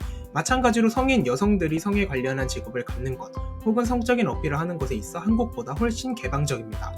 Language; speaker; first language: Korean; native; Korean